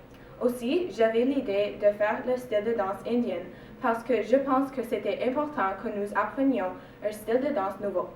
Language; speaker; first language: French; non-native, learner; English